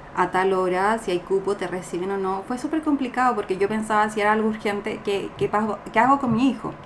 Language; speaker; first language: Spanish; native; Spanish